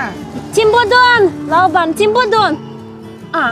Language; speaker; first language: Chinese; non-native, learner; Ukrainian